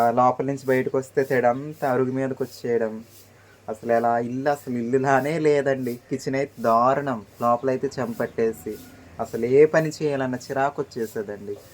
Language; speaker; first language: Telugu; native; Telugu